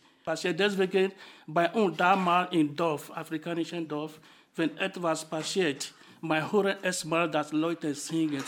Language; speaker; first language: German; non-native, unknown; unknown